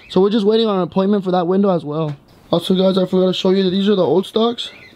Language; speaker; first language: English; early bilingual, other home language; Spanish